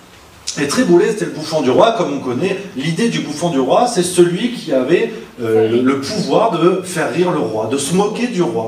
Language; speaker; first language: French; native; French